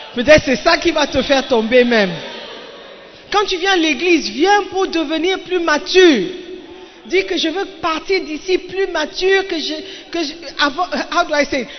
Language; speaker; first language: French; non-native, fluent; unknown